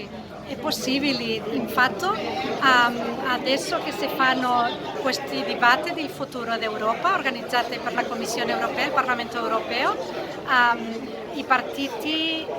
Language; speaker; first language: Italian; non-native, fluent; Catalan